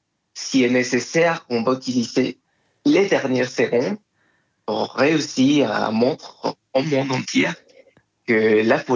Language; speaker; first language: French; non-native, fluent; Spanish